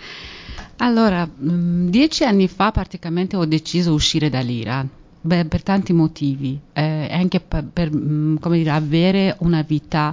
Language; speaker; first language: Italian; non-native, fluent; Persian